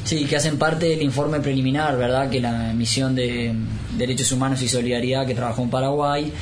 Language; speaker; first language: Spanish; native; Spanish